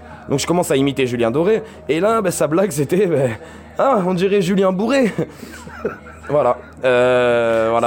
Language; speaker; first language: French; native; French